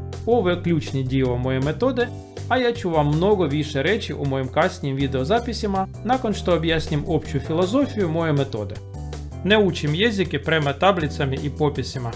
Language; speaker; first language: Croatian; non-native, learner; Russian